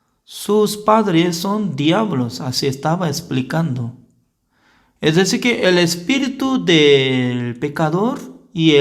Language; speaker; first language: Spanish; non-native, learner; Korean